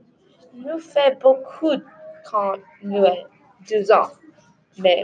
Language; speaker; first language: French; non-native, learner; English